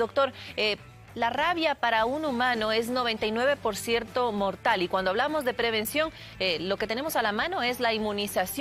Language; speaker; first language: Spanish; native; Spanish